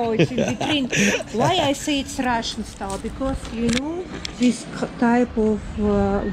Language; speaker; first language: English; non-native, fluent; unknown